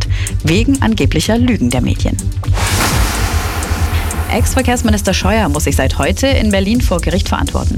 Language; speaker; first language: German; native; German